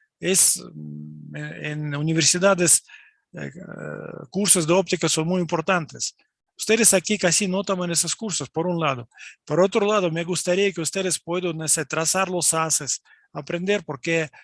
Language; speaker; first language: Spanish; non-native, fluent; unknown